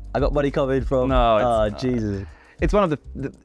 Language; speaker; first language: English; native; English